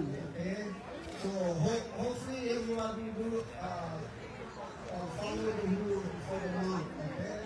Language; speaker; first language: English; non-native, learner; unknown